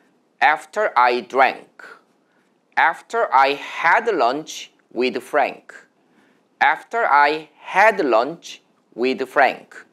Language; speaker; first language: English; non-native, fluent; Korean